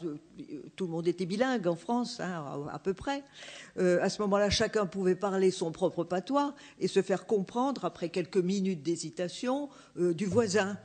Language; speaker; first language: French; native; French